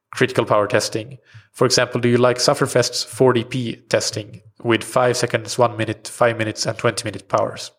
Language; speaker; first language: English; non-native, fluent; Swedish